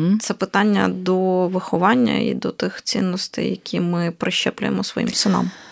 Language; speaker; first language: Ukrainian; native; Ukrainian